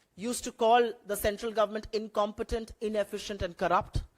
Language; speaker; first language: English; non-native, local second language; Hindi